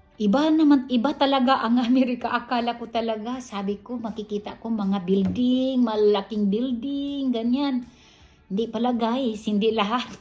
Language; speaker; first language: Filipino; non-native, local second language; Cebuano